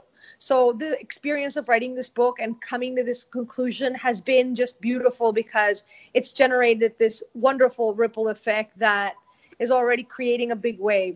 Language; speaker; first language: English; non-native, fluent; Spanish